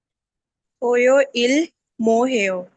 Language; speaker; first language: Korean; non-native, learner; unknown